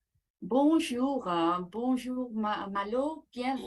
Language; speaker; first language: French; non-native, fluent; Dutch